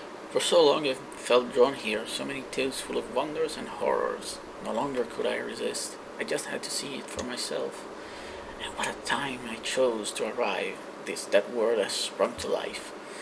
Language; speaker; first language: English; non-native, fluent; Italian